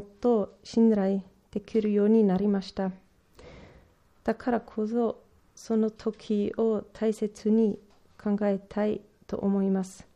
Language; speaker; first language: Japanese; non-native, learner; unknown